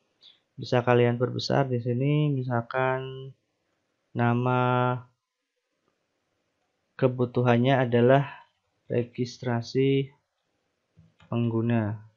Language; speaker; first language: Indonesian; native; Indonesian